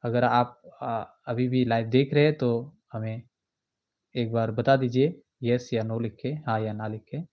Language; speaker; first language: Hindi; non-native, local second language; Bangla